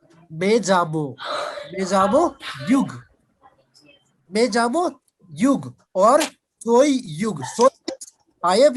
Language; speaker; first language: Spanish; non-native, fluent; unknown